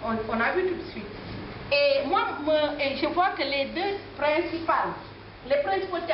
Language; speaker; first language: French; non-native, local second language; Wolof